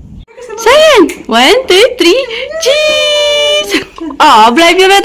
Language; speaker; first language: Dutch; non-native, learner; Filipino